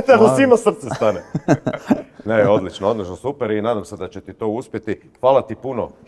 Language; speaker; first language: Croatian; native; Croatian